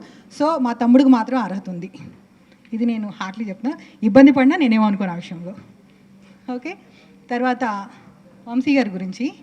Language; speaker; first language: Telugu; native; Telugu